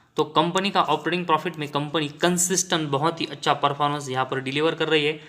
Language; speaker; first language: Hindi; non-native, local second language; Marathi